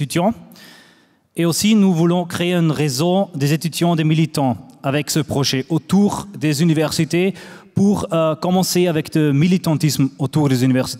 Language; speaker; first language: French; non-native, fluent; German